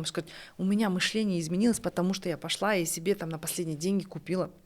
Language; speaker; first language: Russian; non-native, local second language; Kazakh